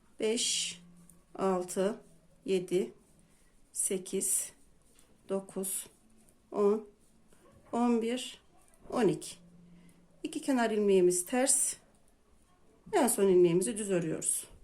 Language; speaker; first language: Turkish; native; Turkish